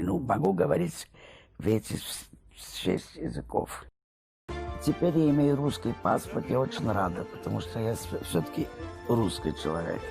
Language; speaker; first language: Russian; early bilingual, heritage; Russian